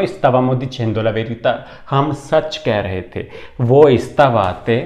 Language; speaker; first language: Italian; non-native, fluent; Urdu